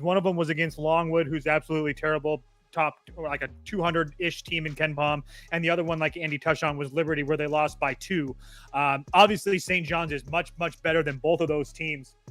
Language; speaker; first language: English; native; English